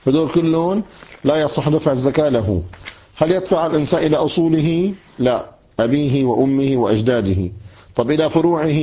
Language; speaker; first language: Arabic; native; Arabic